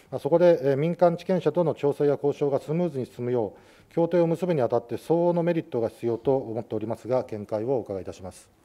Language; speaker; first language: Japanese; native; Japanese